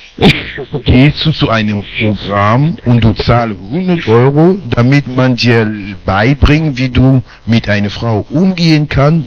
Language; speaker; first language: German; non-native, fluent; French